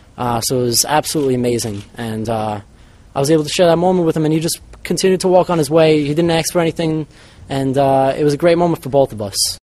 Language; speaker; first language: English; native; English